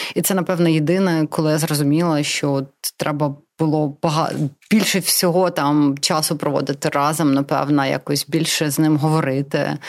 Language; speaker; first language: Ukrainian; non-native, local second language; Russian